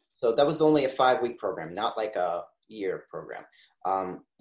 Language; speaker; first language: English; early bilingual, other home language; Russian